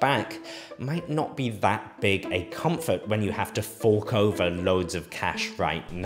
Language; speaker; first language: English; native; English